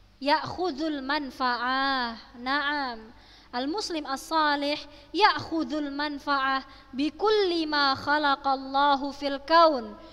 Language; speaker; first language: Arabic; non-native, fluent; Indonesian